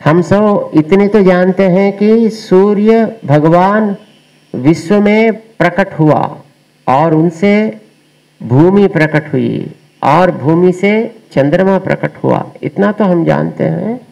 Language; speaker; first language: Hindi; non-native, local second language; Telugu